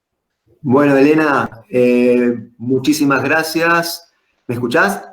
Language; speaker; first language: Spanish; native; Spanish